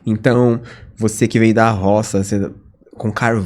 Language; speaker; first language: Portuguese; native; Portuguese